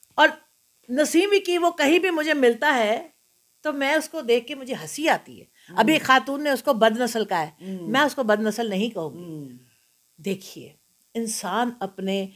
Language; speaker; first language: Urdu; non-native, local second language; Punjabi